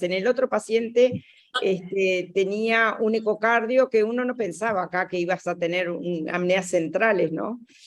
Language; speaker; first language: Spanish; native; Spanish